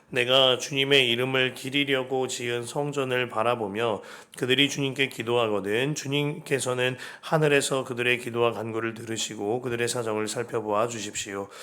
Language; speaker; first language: Korean; native; Korean